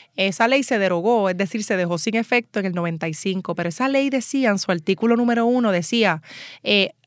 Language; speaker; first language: Spanish; native; Spanish